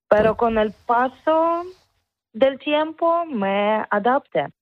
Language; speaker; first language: Spanish; non-native, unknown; Ukrainian